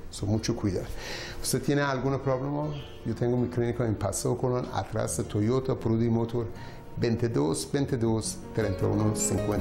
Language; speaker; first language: Spanish; non-native, learner; Persian